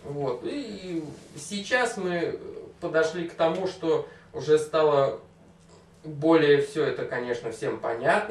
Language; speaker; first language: Russian; native; Russian